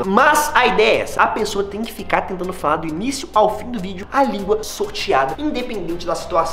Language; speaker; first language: Portuguese; native; Portuguese